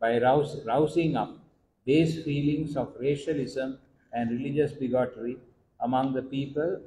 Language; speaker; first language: English; non-native, local second language; Sinhala